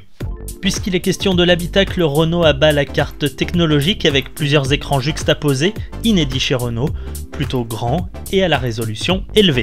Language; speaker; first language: French; native; French